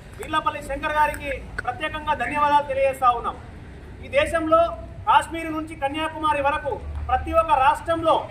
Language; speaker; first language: Telugu; non-native, local second language; Lambadi